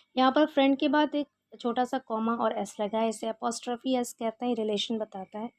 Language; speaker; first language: Hindi; native; Hindi